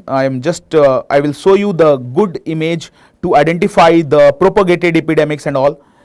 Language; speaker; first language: English; non-native, local second language; Hindi